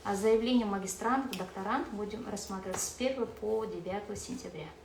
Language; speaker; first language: Russian; non-native, local second language; Kazakh